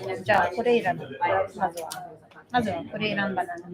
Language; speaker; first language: Japanese; non-native, learner; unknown